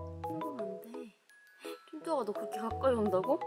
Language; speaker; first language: Korean; native; Korean